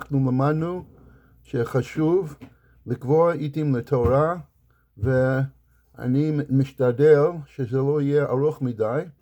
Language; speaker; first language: Hebrew; non-native, fluent; English